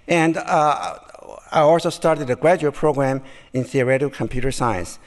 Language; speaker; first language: English; non-native, fluent; Chinese